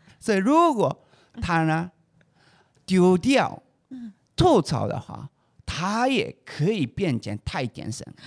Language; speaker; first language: Chinese; non-native, fluent; Japanese